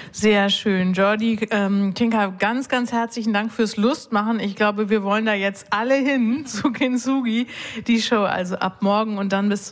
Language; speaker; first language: German; native; German